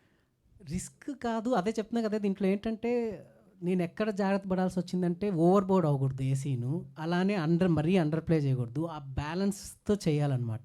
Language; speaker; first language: Telugu; native; Telugu